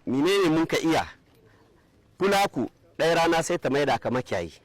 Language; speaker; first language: Hausa; non-native, local second language; Fula